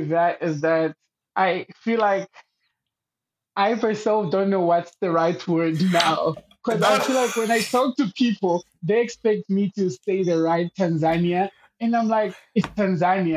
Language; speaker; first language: English; non-native, local second language; Swahili